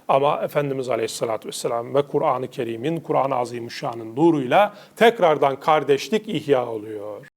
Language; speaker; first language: Turkish; native; Turkish